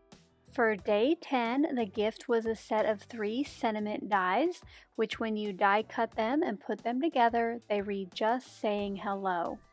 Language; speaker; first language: English; native; English